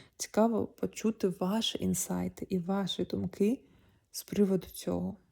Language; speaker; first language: Ukrainian; non-native, local second language; Russian